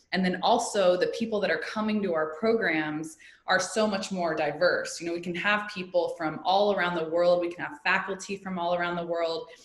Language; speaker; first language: English; native; English